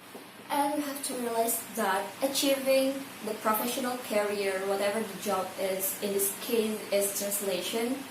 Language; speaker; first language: English; non-native, learner; Indonesian